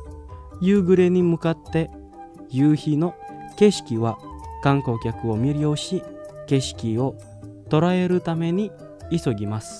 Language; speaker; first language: Japanese; non-native, fluent; Indonesian